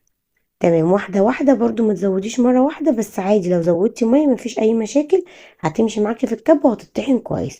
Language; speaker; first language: Arabic; native; Arabic